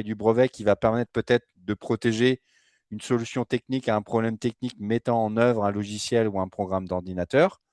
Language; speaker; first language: French; native; French